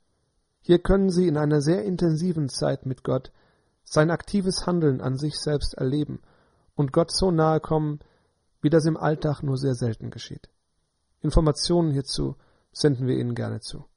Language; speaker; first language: German; native; German